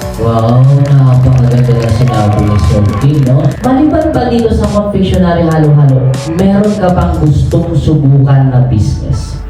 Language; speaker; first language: Filipino; native; Filipino